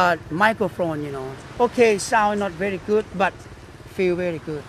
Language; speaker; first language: English; non-native, learner; Thai